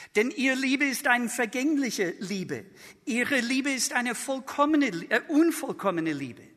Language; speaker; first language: German; non-native, fluent; English